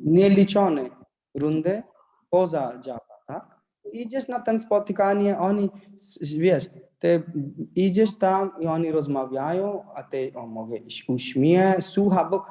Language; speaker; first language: Polish; non-native, learner; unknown